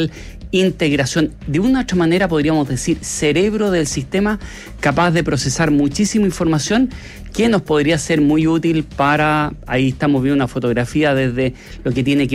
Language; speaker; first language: Spanish; native; Spanish